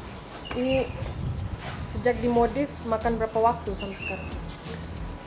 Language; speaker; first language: Indonesian; non-native, local second language; Tetum